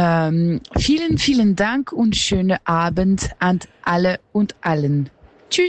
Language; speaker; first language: German; non-native, learner; Italian